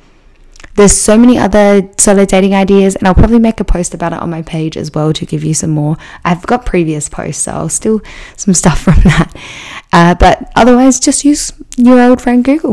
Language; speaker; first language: English; native; English